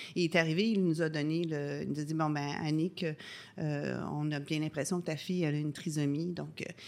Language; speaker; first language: French; native; French